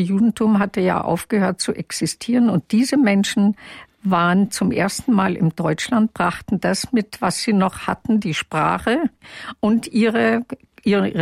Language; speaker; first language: German; non-native, local second language; Yiddish